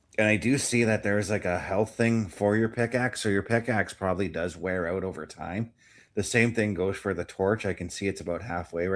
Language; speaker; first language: English; native; English